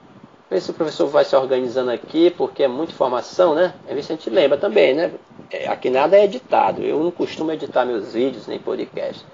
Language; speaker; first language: Portuguese; native; Portuguese